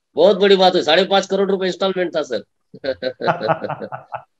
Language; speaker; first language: Hindi; non-native, local second language; Marathi